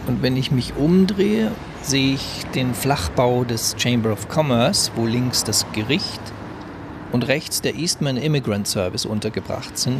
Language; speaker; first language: German; native; German